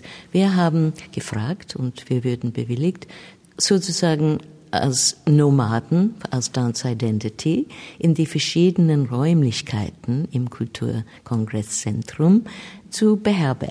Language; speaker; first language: German; non-native, fluent; English